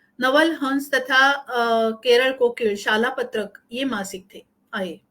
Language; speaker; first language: Hindi; non-native, local second language; Marathi